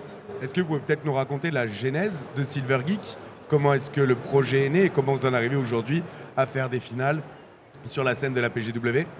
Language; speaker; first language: French; native; French